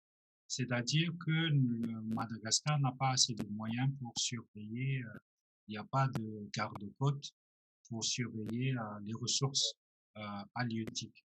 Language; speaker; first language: French; non-native, local second language; Malagasy